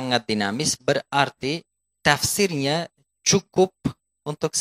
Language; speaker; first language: Indonesian; non-native, fluent; Turkish